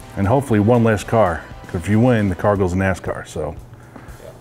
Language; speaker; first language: English; native; English